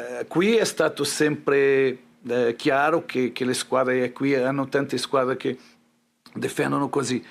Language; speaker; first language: Italian; non-native, learner; Portuguese